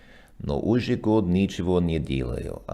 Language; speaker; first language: Russian; non-native, fluent; English